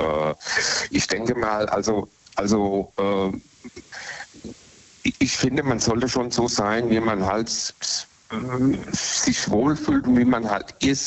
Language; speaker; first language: German; native; German